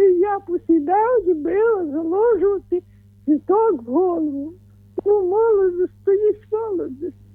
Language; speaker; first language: Ukrainian; native; Ukrainian